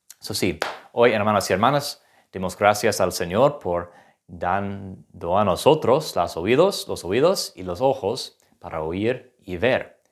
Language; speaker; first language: Spanish; non-native, learner; English